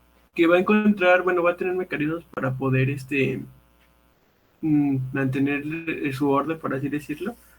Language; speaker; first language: Spanish; native; Spanish